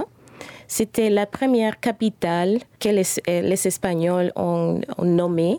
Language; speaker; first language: French; non-native, fluent; Spanish